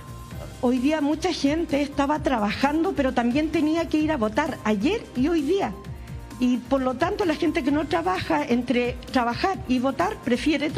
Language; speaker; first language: Spanish; native; Spanish